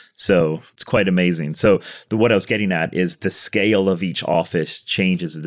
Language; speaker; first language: English; native; English